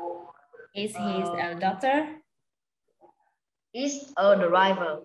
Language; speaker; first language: English; non-native, learner; Vietnamese